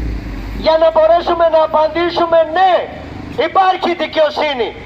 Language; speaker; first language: Greek; non-native, learner; Urdu